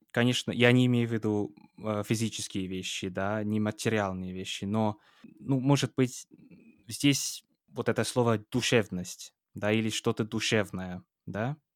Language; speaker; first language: Russian; non-native, fluent; English